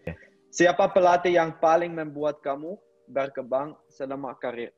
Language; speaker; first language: Indonesian; non-native, learner; Dutch